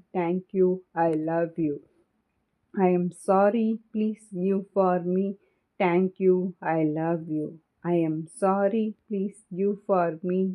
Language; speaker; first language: English; non-native, learner; Tamil